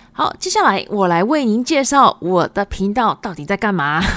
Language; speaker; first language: Chinese; early bilingual, other home language; Japanese